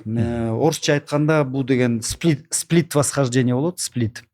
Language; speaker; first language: Russian; non-native, local second language; Kyrgyz